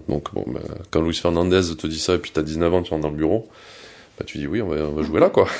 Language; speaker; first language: French; native; French